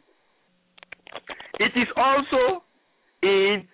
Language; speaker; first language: English; non-native, local second language; French